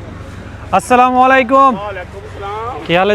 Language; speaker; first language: Hindi; non-native, learner; Bangla